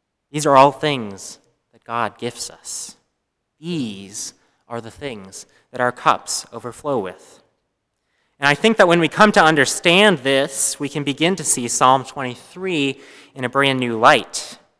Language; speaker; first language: English; native; English